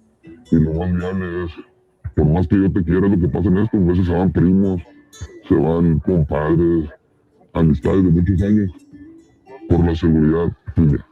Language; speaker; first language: Spanish; native; Spanish